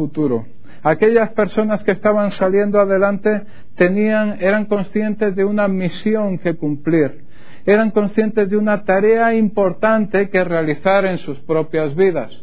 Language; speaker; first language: Spanish; native; Spanish